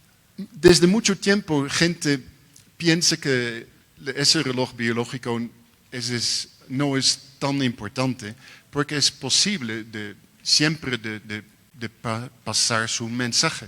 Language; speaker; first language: Spanish; non-native, learner; Dutch